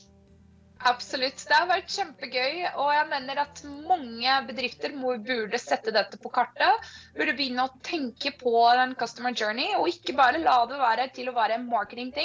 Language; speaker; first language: Norwegian; non-native, fluent; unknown